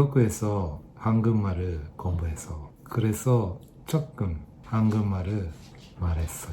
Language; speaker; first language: Korean; non-native, learner; Japanese